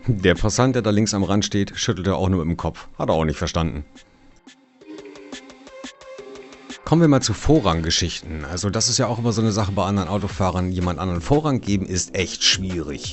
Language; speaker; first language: German; native; German